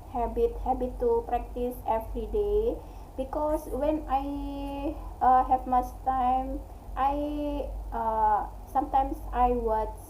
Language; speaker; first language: English; non-native, learner; Indonesian